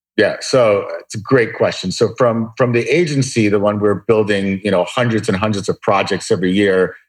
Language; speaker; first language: English; early bilingual, other home language; Russian